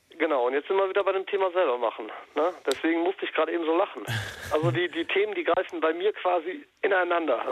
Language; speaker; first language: German; native; German